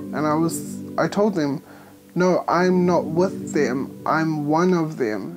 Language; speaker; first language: English; native; English